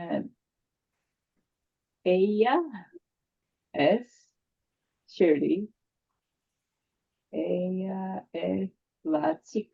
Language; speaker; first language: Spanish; non-native, learner; Korean